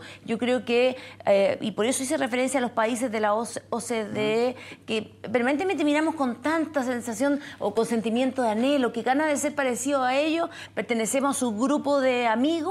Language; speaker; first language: Spanish; native; Spanish